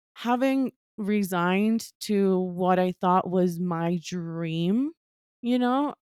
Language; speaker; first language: English; non-native, fluent; Spanish